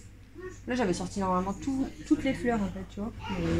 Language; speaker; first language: French; native; French